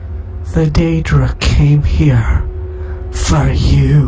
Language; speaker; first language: English; native; English